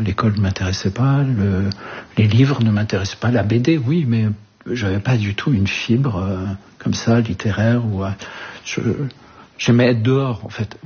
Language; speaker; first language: French; early bilingual, other home language; Arabic